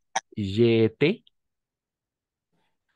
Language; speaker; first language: French; non-native, fluent; Spanish